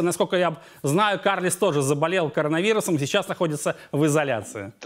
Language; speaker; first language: Russian; native; Russian